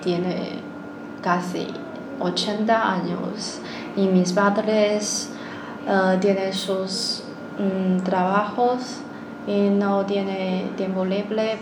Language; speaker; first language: Spanish; non-native, learner; Chinese